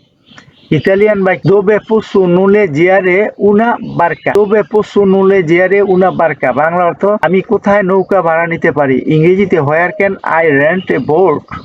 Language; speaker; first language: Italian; non-native, fluent; Bangla